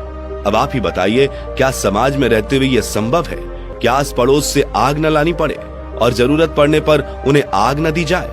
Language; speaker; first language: Hindi; native; Hindi